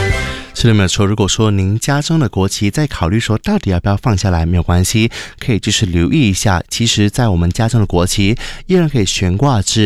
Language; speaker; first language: Chinese; native; Chinese